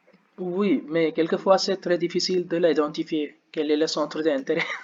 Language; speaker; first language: French; non-native, learner; Hindi